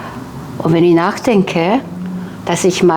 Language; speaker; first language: German; non-native, fluent; Korean